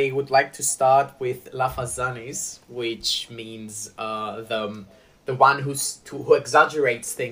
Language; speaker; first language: English; non-native, fluent; Greek